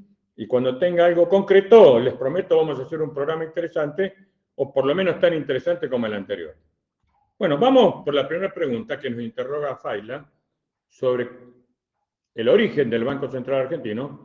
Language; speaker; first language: Spanish; native; Spanish